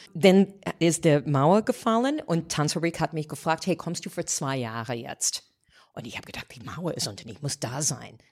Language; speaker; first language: German; non-native, fluent; English